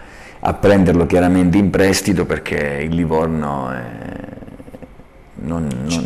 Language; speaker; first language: Italian; native; Italian